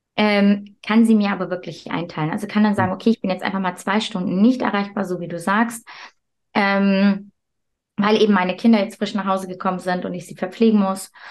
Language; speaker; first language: German; early bilingual, other home language; Turkish